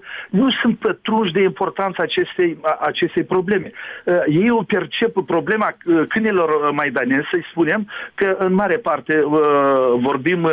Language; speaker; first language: Romanian; native; Romanian